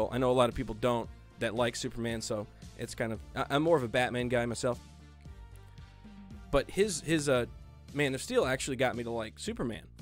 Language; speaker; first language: English; native; English